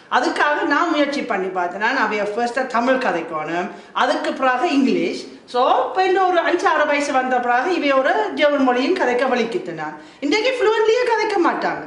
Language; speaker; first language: Tamil; non-native, fluent; German